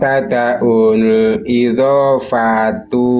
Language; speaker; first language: Arabic; non-native, learner; Indonesian